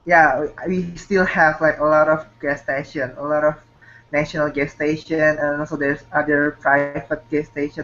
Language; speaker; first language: English; non-native, fluent; Indonesian